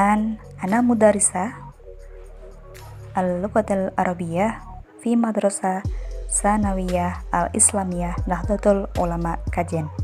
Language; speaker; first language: Arabic; non-native, fluent; Indonesian